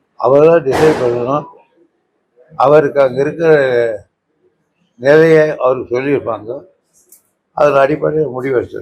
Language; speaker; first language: Tamil; native; Tamil